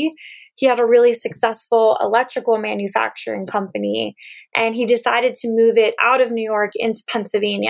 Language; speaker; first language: English; native; English